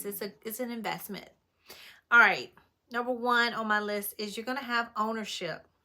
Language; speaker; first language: English; native; English